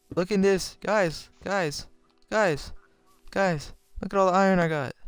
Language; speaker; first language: English; native; English